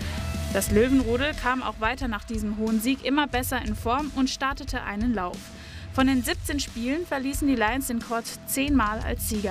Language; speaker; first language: German; native; German